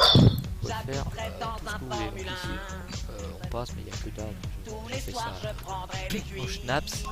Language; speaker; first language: French; native; French